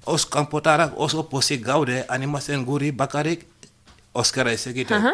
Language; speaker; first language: Basque; non-native, learner; Wolof